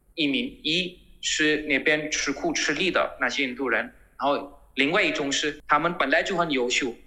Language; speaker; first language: Chinese; non-native, fluent; Gujarati